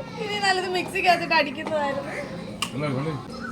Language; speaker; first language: Malayalam; native; Malayalam